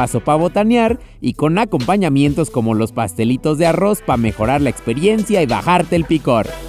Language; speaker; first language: Spanish; native; Spanish